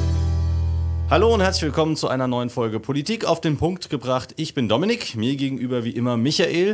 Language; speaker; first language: German; native; German